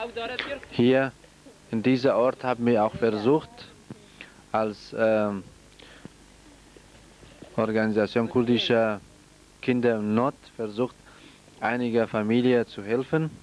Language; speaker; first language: German; non-native, fluent; Central Kurdish